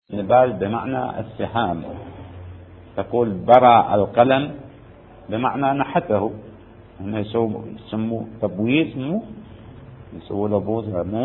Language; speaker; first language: Arabic; native; Arabic